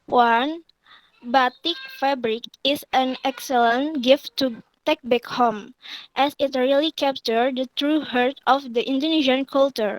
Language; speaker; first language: English; non-native, learner; Indonesian